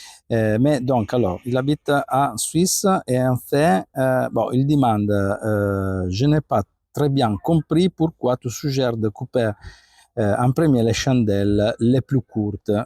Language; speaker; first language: French; non-native, fluent; Italian